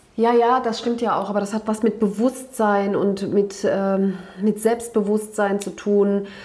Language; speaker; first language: German; early bilingual, other home language; Turkish